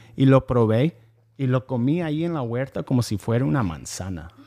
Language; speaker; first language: Spanish; non-native, fluent; English